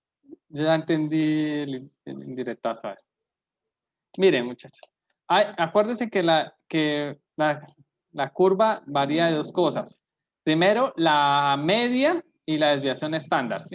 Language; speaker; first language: Spanish; native; Spanish